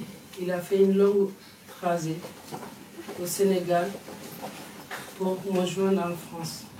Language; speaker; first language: French; non-native, fluent; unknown